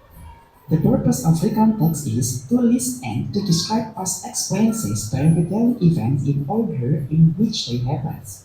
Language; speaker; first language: English; non-native, fluent; Indonesian